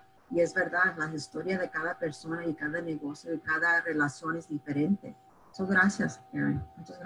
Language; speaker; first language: Spanish; early bilingual, heritage; Spanish